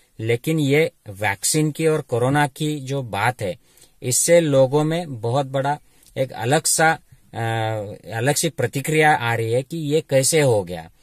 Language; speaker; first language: Hindi; non-native, local second language; Marathi